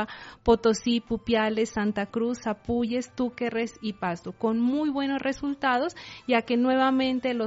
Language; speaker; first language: Spanish; native; Spanish